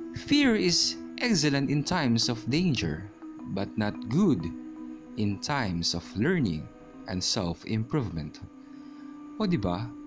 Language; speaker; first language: English; non-native, local second language; Filipino